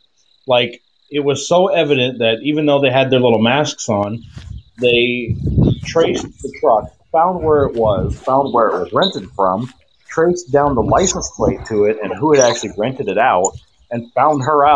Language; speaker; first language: English; native; English